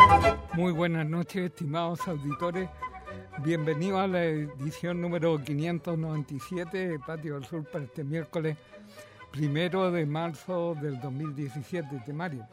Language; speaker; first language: Spanish; native; Spanish